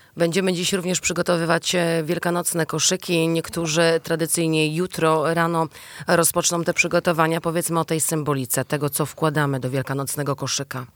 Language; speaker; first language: Polish; native; Polish